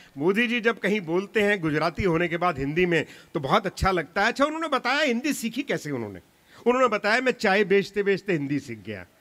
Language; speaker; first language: Hindi; non-native, local second language; Punjabi